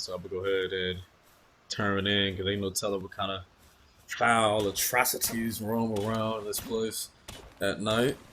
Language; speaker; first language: English; native; English